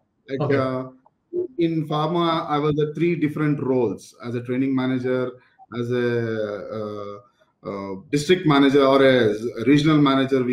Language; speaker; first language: English; non-native, local second language; Telugu